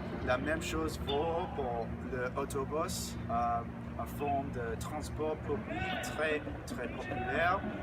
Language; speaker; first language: French; non-native, learner; English